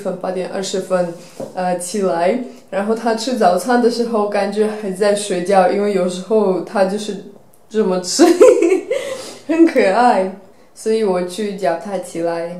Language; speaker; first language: Chinese; non-native, fluent; Russian